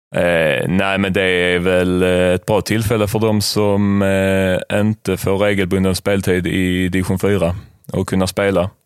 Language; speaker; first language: Swedish; native; Swedish